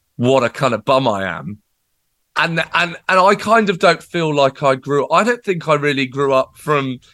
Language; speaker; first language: English; native; English